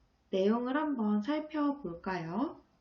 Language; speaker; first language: Korean; native; Korean